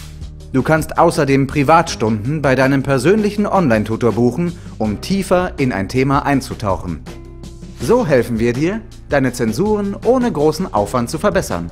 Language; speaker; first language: German; native; German